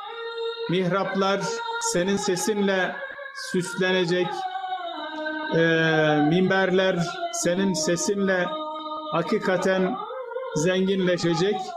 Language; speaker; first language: Turkish; native; Turkish